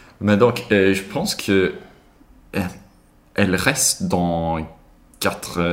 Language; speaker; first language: French; non-native, learner; Swedish